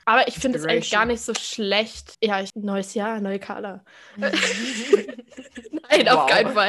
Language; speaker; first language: German; native; German